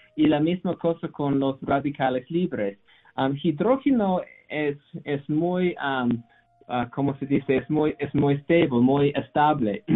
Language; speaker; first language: Spanish; non-native, learner; English